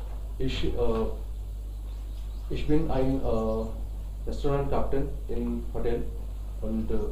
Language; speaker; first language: German; non-native, learner; Hindi